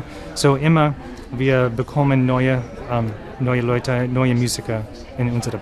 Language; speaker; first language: German; non-native, learner; English